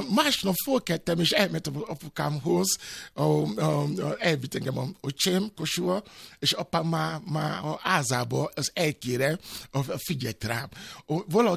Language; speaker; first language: Hungarian; non-native, fluent; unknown